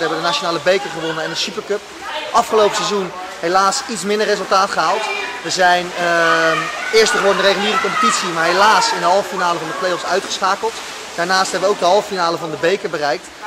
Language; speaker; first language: Dutch; native; Dutch